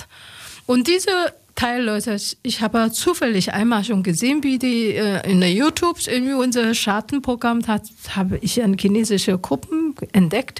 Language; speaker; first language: German; non-native, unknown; Chinese